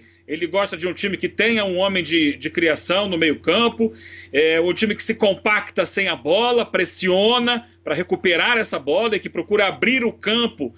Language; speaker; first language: Portuguese; native; Portuguese